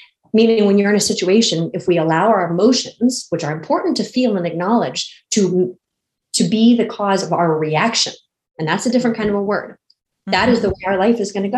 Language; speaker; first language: English; native; English